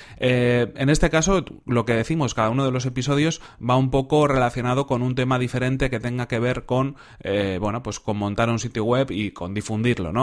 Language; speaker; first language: Spanish; native; Spanish